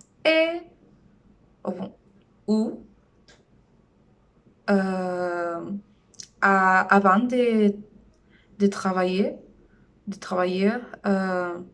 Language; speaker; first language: French; non-native, learner; Spanish